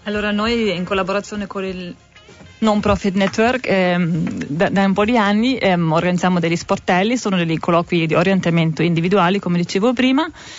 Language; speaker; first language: Italian; non-native, fluent; German